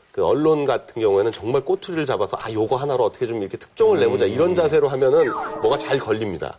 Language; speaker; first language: Korean; native; Korean